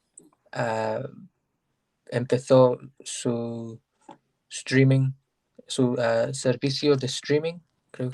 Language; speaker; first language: Spanish; non-native, learner; English